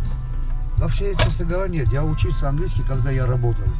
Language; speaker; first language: Russian; non-native, local second language; Armenian